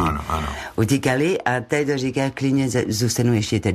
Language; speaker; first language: Czech; non-native, learner; French